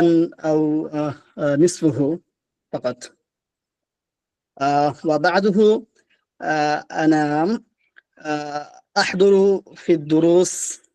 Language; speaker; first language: Arabic; non-native, learner; Bangla